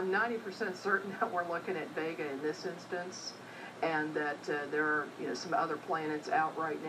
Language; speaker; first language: English; native; English